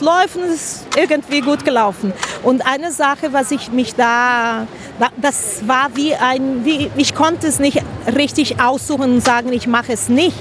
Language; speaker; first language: German; non-native, fluent; Spanish